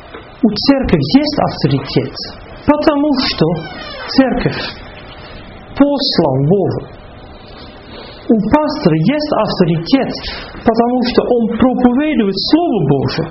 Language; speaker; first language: Russian; non-native, fluent; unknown